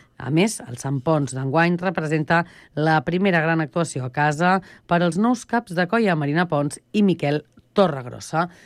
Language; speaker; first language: Catalan; native; Catalan